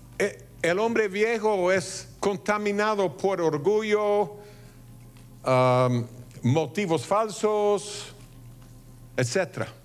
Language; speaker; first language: Spanish; non-native, fluent; English